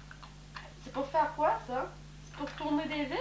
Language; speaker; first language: French; native; French